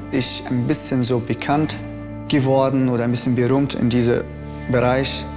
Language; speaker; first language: German; non-native, learner; Arabic